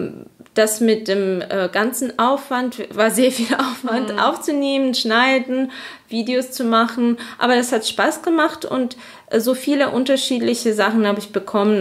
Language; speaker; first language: German; non-native, fluent; Azerbaijani